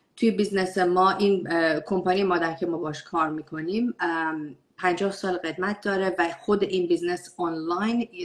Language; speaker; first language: Persian; early bilingual, heritage; Persian